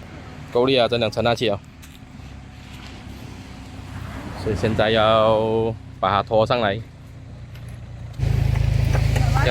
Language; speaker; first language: Chinese; native; Chinese